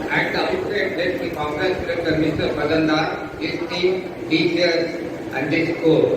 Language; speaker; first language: English; non-native, local second language; Marathi